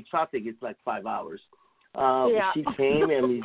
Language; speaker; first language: English; non-native, fluent; Korean